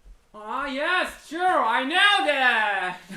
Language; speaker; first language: English; non-native, learner; Japanese